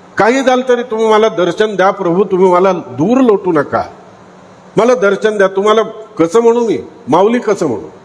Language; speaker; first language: Marathi; native; Marathi